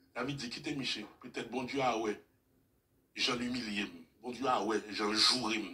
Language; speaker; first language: French; non-native, local second language; Haitian Creole